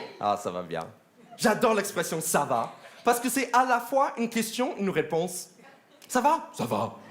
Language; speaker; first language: French; non-native, fluent; English